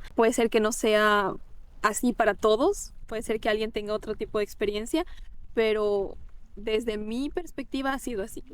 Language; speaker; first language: Spanish; native; Spanish